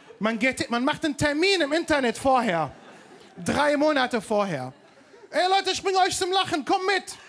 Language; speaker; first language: German; non-native, fluent; Arabic